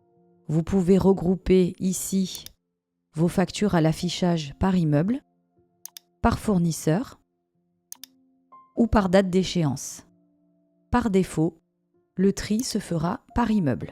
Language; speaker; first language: French; native; French